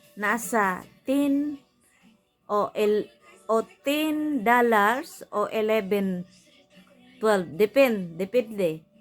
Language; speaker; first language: Filipino; native; Filipino